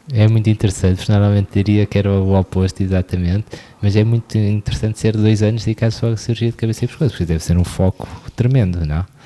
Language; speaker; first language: Portuguese; native; Portuguese